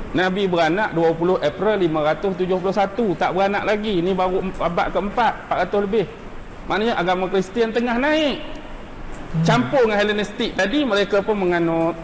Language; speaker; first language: Malay; native; Malay